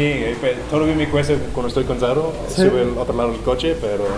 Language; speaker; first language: Spanish; non-native, fluent; English